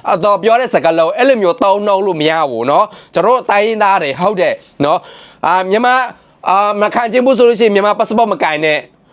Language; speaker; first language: Burmese; non-native, local second language; Mon